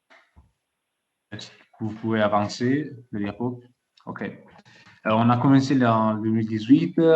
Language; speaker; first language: French; non-native, fluent; Italian